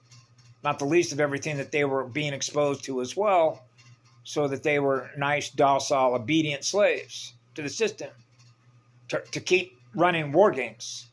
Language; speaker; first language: English; native; English